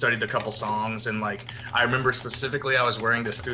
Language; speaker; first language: English; native; English